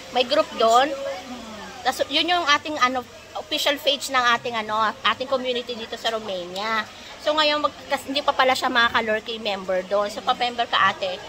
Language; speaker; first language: Filipino; native; Filipino